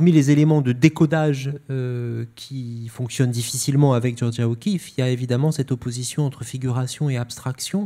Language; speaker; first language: French; native; French